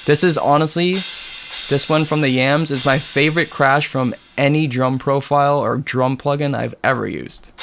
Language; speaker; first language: English; native; English